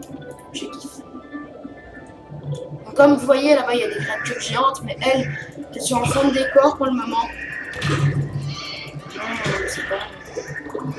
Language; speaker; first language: French; native; French